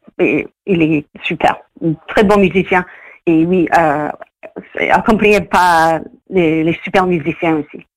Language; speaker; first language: French; non-native, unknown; English